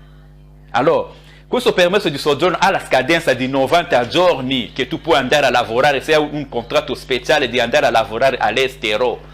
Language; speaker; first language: Italian; non-native, fluent; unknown